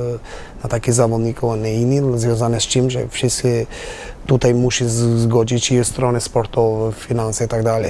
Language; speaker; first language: Polish; non-native, learner; Albanian